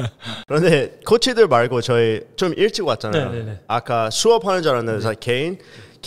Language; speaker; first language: Korean; early bilingual, heritage; Korean